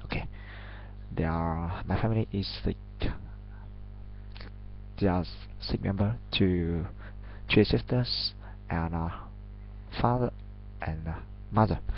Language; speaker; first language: English; non-native, learner; Vietnamese